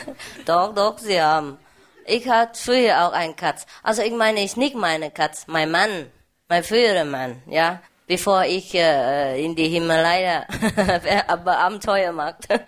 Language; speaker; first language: German; non-native, fluent; Vietnamese